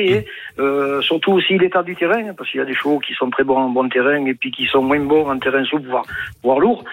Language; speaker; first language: French; native; French